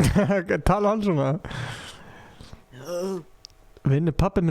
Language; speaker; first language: Icelandic; native; Icelandic